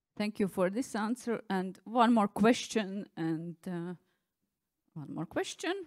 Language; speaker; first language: English; non-native, fluent; Latvian